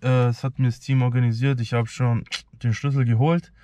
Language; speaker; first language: German; native; German